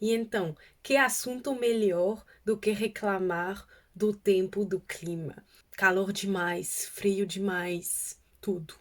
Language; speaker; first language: Portuguese; non-native, fluent; French